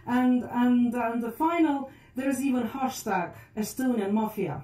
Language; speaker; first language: English; non-native, fluent; Estonian